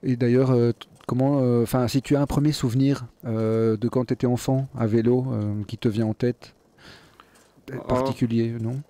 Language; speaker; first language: French; native; French